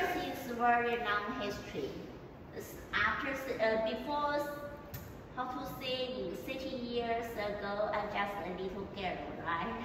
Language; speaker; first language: English; non-native, learner; Chinese